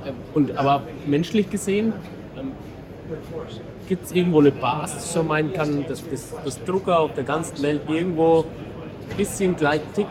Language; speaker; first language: German; native; German